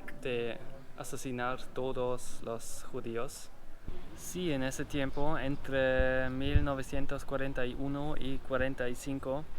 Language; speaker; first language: Spanish; non-native, learner; German